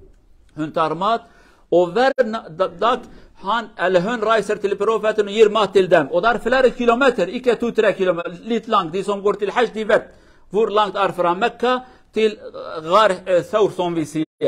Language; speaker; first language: Swedish; non-native, learner; Kurdish